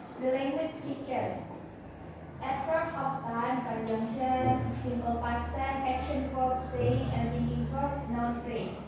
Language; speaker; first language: English; non-native, learner; Indonesian